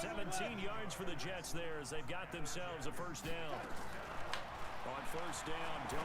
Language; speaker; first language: English; native; English